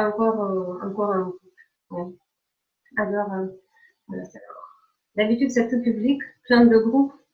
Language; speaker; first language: French; non-native, fluent; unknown